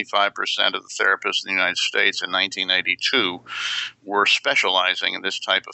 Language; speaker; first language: English; native; English